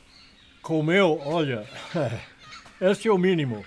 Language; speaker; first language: Portuguese; non-native, learner; English